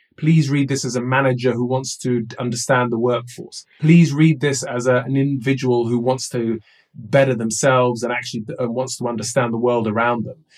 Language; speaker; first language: English; early bilingual, other home language; Somali